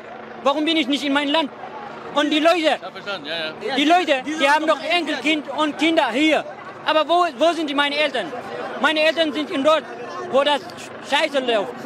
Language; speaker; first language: German; non-native, fluent; Tigrinya